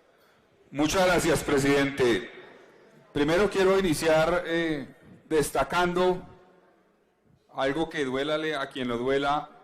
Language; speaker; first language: Spanish; native; Spanish